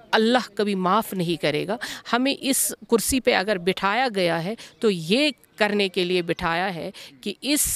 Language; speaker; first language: Hindi; non-native, local second language; Kashmiri